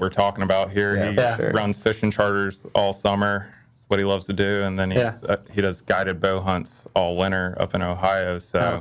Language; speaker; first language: English; native; English